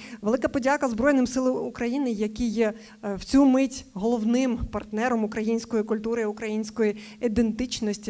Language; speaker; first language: Ukrainian; native; Ukrainian